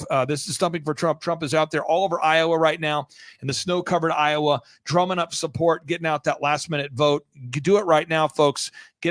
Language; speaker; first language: English; native; English